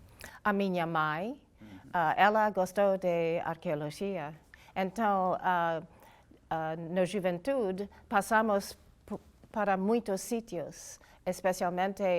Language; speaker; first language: Portuguese; non-native, learner; English